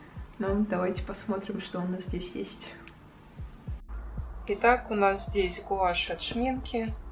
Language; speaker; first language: Russian; native; Russian